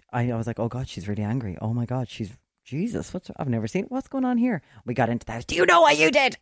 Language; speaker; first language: English; native; English